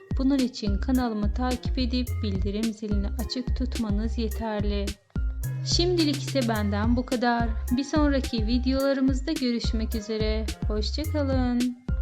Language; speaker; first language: Turkish; native; Turkish